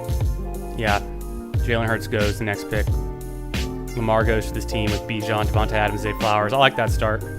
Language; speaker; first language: English; native; English